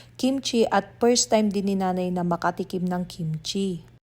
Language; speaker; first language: Filipino; non-native, local second language; Pangasinan